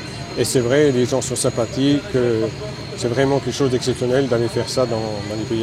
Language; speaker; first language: French; native; French